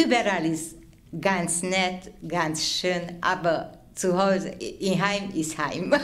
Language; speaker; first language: German; non-native, learner; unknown